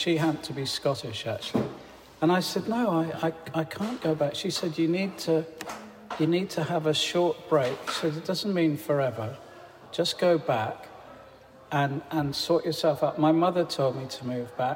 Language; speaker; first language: English; native; English